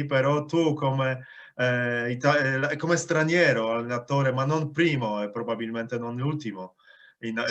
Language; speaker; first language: Italian; non-native, fluent; Polish